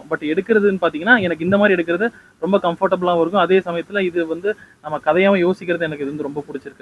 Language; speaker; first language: Tamil; native; Tamil